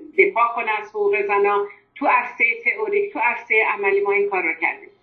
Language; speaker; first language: Persian; non-native, local second language; Azerbaijani